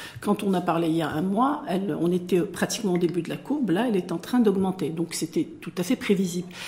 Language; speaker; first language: French; non-native, local second language; Arabic